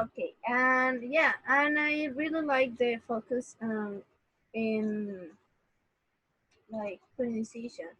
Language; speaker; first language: English; non-native, learner; Spanish